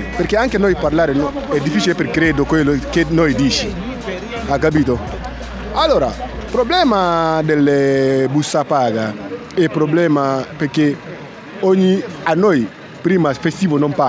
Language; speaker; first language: Italian; non-native, learner; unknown